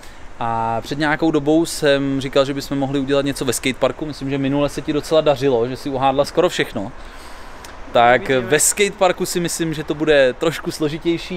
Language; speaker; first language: Czech; native; Czech